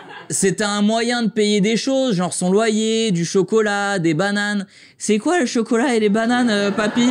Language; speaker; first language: French; native; French